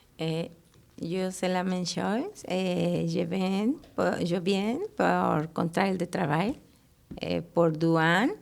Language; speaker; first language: French; non-native, learner; Spanish